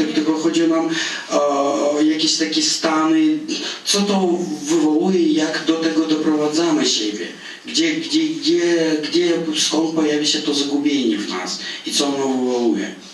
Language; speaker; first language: Polish; non-native, fluent; Russian